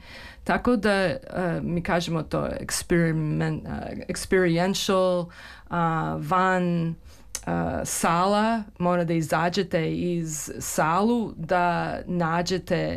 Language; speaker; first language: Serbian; early bilingual, heritage; Serbian